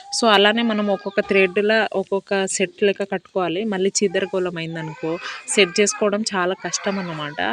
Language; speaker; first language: Telugu; non-native, local second language; Lambadi